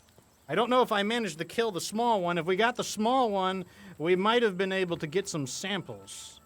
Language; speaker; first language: English; native; English